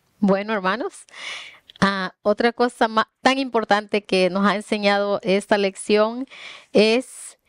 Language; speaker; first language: Spanish; native; Spanish